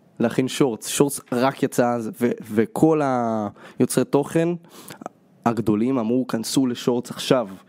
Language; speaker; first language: Hebrew; early bilingual, other home language; Russian